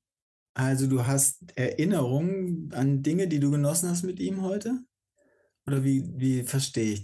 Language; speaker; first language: German; native; German